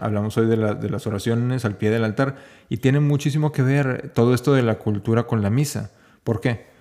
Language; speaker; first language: Spanish; native; Spanish